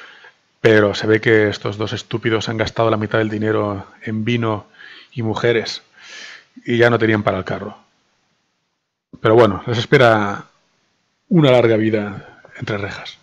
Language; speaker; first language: Spanish; native; Spanish